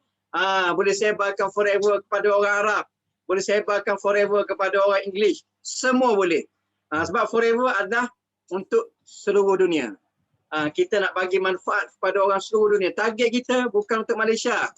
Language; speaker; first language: Malay; native; Malay